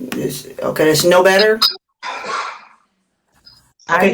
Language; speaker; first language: English; native; English